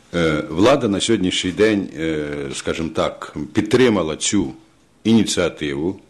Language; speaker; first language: Ukrainian; native; Ukrainian